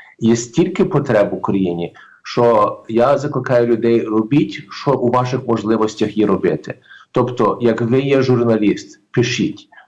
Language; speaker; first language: Ukrainian; early bilingual, heritage; Ukrainian